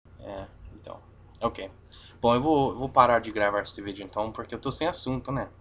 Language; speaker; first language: Portuguese; non-native, fluent; English